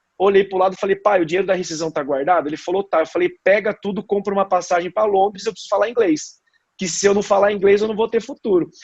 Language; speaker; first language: Portuguese; native; Portuguese